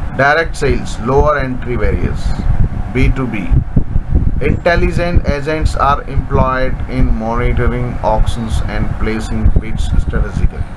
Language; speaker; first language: English; non-native, local second language; Hindi